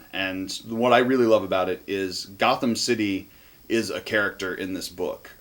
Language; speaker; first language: English; native; English